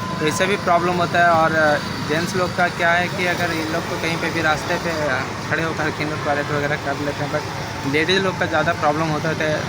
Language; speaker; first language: Hindi; native; Hindi